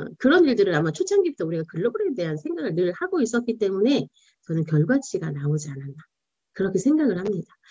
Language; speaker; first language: Korean; native; Korean